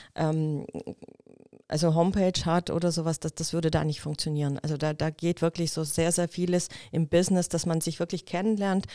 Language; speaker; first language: German; non-native, fluent; Russian